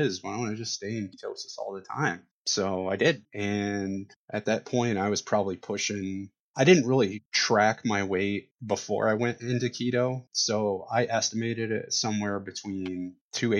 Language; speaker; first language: English; native; English